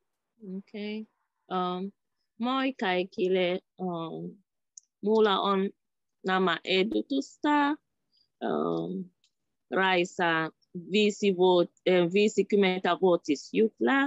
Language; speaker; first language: Finnish; non-native, learner; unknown